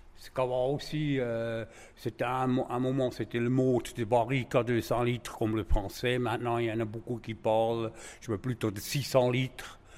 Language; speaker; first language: French; non-native, local second language; Swiss German